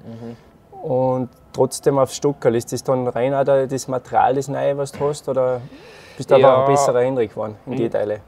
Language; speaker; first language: German; native; German